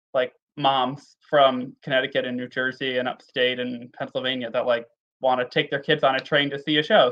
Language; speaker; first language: English; native; English